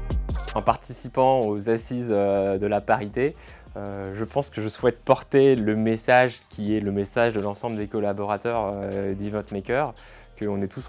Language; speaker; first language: French; native; French